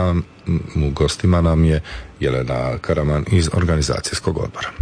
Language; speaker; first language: Serbian; native; Serbian